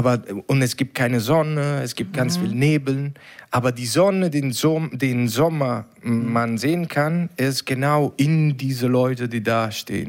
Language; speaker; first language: German; non-native, learner; Italian